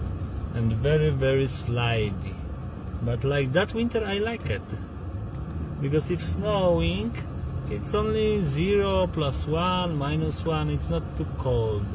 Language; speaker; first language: English; non-native, learner; Polish